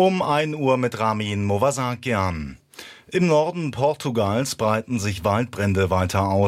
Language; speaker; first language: German; native; German